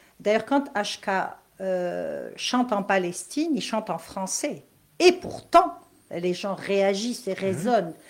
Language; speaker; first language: French; non-native, local second language; Kabyle